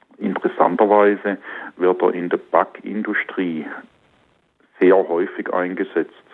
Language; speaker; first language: German; native; German